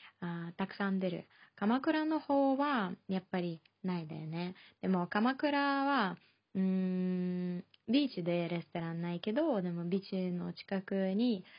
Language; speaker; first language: Japanese; non-native, fluent; Chinese